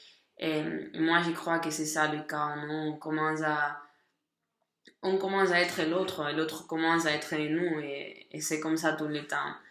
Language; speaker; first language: French; non-native, learner; Catalan